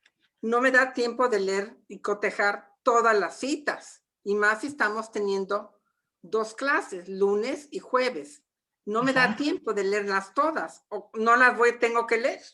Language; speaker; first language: Spanish; native; Spanish